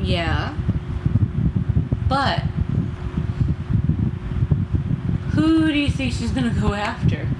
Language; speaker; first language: English; native; English